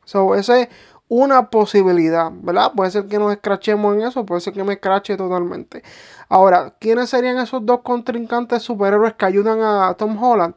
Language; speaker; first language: Spanish; native; Spanish